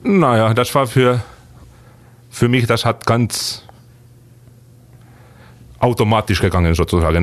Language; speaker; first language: German; non-native, fluent; Finnish